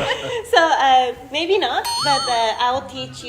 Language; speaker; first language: English; non-native, fluent; Japanese